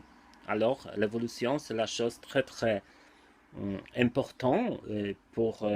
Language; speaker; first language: French; non-native, learner; Polish